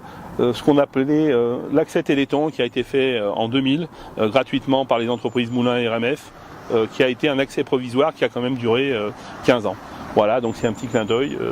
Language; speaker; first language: French; native; French